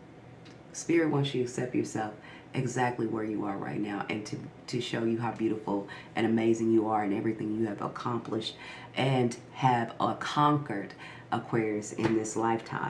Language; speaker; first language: English; native; English